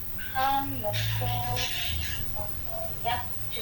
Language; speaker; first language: Korean; non-native, learner; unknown